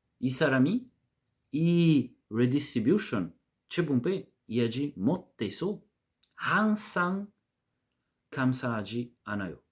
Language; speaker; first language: Korean; non-native, learner; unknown